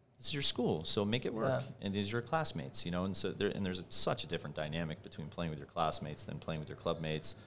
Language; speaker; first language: English; native; English